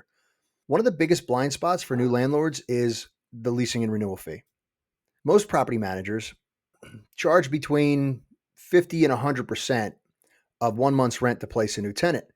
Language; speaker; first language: English; native; English